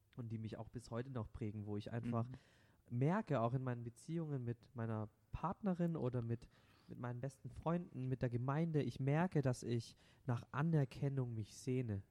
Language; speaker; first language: German; non-native, local second language; Vietnamese